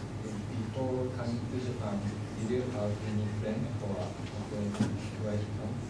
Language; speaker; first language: English; non-native, learner; Japanese